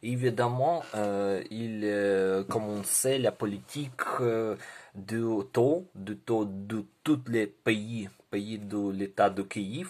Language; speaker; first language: French; non-native, learner; Ukrainian